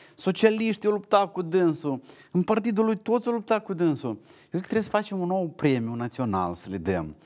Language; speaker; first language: Romanian; native; Romanian